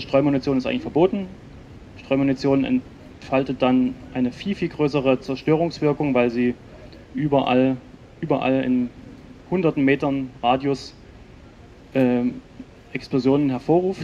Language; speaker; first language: German; native; German